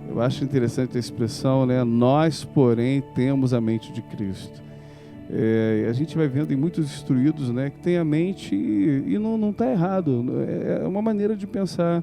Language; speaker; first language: Portuguese; native; Portuguese